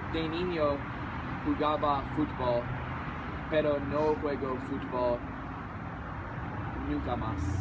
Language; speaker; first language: Spanish; non-native, learner; English